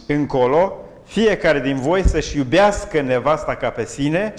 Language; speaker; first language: Romanian; native; Romanian